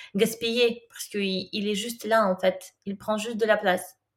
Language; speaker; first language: French; non-native, fluent; Russian